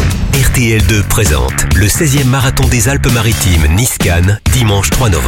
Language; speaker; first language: French; native; French